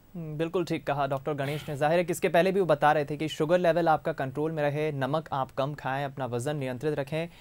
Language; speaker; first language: Hindi; native; Hindi